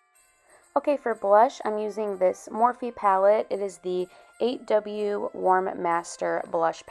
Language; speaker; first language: English; native; English